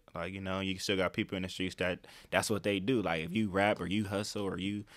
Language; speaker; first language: English; native; English